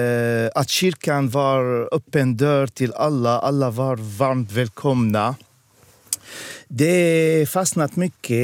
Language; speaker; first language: Swedish; non-native, fluent; Arabic